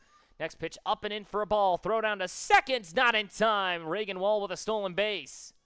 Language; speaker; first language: English; native; English